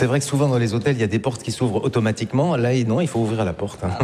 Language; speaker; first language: French; native; French